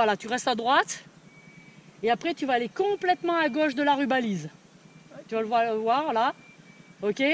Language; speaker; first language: French; native; French